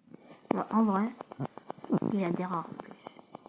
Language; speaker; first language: French; native; French